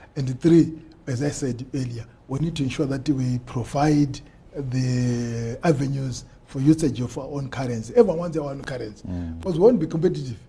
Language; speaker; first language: English; non-native, local second language; Shona